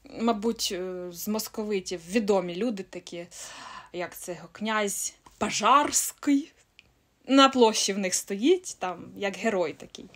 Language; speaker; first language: Ukrainian; non-native, local second language; Russian